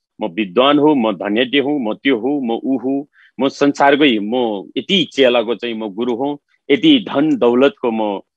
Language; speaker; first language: Nepali; non-native, local second language; Eastern Tamang